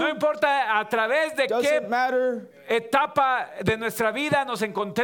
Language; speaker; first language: Spanish; native; Spanish